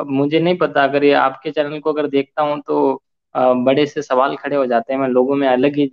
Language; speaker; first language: Hindi; native; Hindi